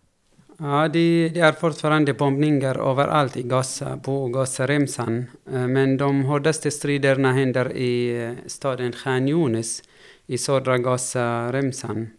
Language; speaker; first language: Swedish; non-native, fluent; Arabic